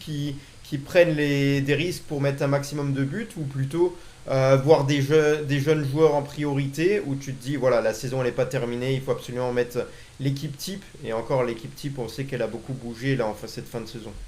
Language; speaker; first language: French; native; French